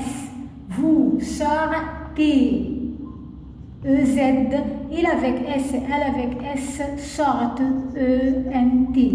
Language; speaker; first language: French; non-native, fluent; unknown